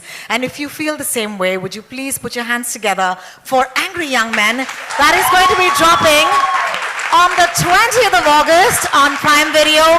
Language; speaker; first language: English; non-native, local second language; Hindi